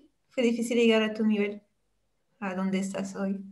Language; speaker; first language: Spanish; non-native, fluent; French